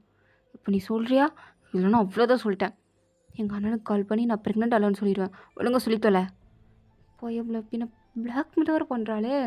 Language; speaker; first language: Tamil; native; Tamil